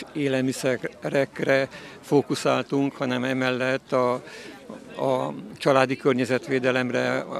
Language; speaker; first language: Hungarian; native; Hungarian